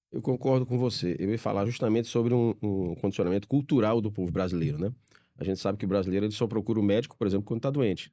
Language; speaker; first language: Portuguese; native; Portuguese